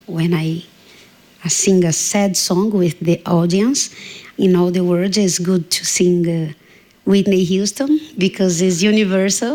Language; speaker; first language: English; non-native, learner; Portuguese